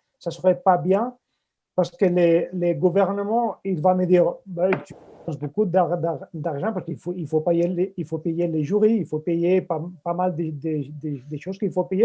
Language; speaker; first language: French; non-native, fluent; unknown